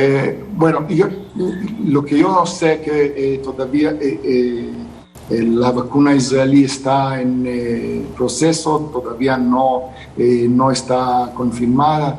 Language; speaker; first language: Spanish; non-native, fluent; Hebrew